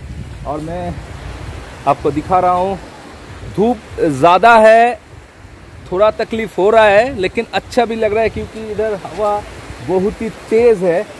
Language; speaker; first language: Hindi; non-native, local second language; Bangla